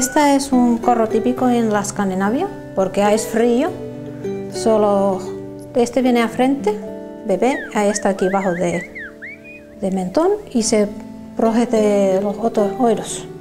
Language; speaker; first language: Spanish; non-native, learner; Finnish